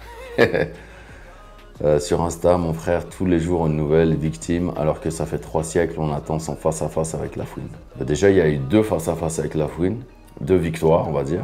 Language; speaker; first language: French; native; French